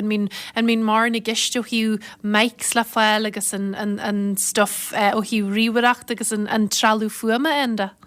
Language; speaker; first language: Irish; native; Irish